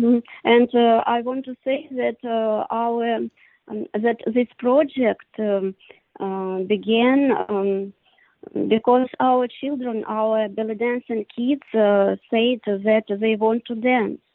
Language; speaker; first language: English; non-native, learner; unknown